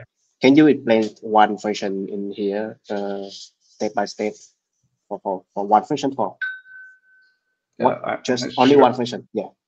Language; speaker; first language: English; non-native, learner; Vietnamese